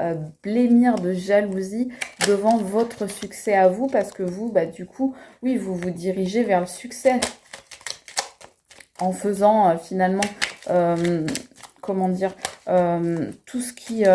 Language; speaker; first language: French; native; French